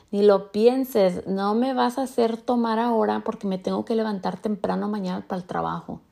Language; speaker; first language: Spanish; early bilingual, heritage; Spanish